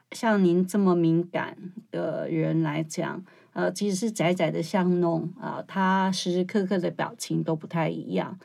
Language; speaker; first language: Chinese; native; Chinese